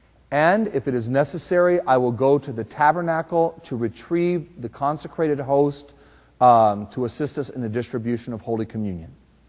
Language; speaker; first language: English; native; English